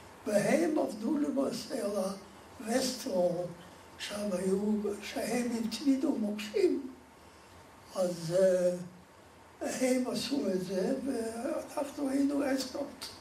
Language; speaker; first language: Hebrew; non-native, fluent; Polish